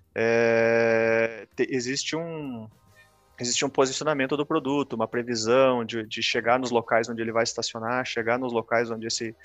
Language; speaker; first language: Portuguese; native; Portuguese